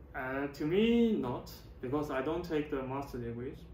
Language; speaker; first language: English; non-native, fluent; Chinese